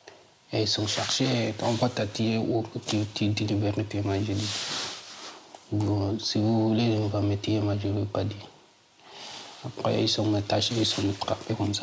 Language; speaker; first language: French; non-native, learner; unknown